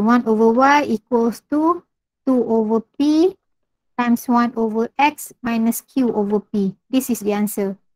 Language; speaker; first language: English; non-native, local second language; Malay